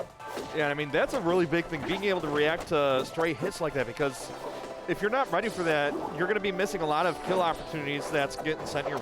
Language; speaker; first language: English; native; English